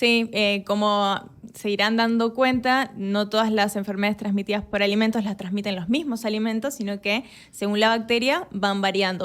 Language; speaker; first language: Spanish; native; Spanish